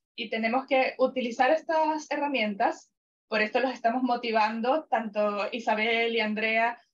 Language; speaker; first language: Spanish; non-native, fluent; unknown